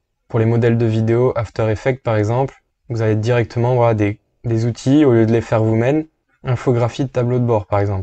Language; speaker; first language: French; native; French